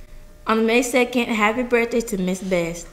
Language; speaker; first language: English; native; English